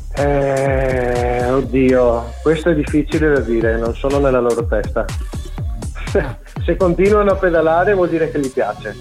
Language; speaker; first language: Italian; native; Italian